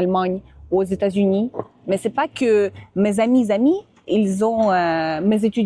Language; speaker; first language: French; non-native, fluent; Russian